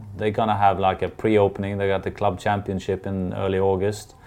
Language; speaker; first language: English; non-native, fluent; Swedish